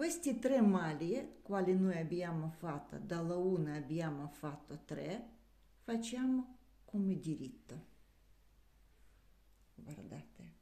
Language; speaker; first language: Italian; non-native, learner; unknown